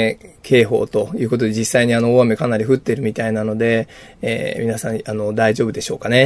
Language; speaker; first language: Japanese; native; Japanese